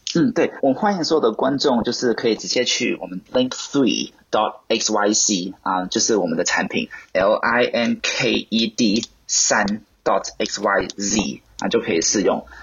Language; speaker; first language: Chinese; non-native, local second language; Cantonese